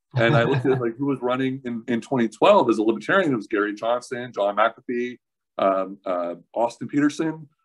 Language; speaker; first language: English; native; English